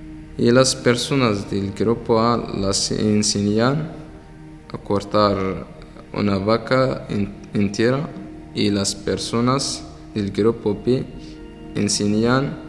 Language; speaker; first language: Spanish; non-native, learner; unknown